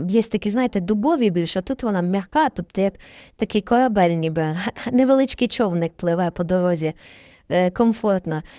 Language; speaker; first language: Ukrainian; native; Ukrainian